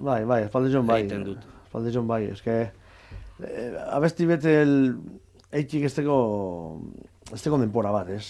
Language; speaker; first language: Basque; native; Basque